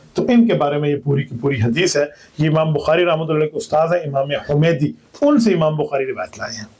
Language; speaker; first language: Urdu; non-native, local second language; Punjabi